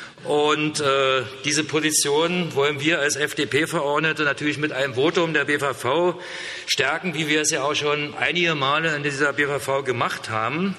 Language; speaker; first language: German; native; German